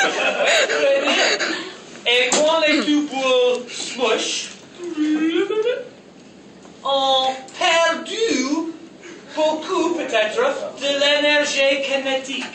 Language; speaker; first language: French; non-native, local second language; English